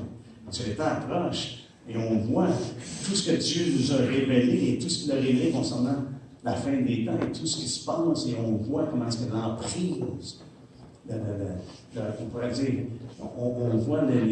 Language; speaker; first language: French; native; French